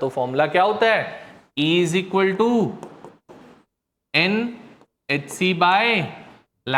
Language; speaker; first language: Hindi; native; Hindi